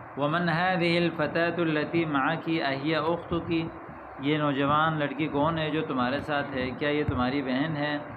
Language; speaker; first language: Urdu; native; Urdu